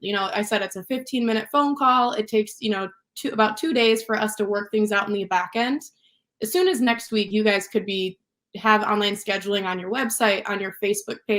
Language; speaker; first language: English; native; English